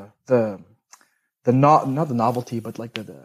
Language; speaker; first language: English; native; English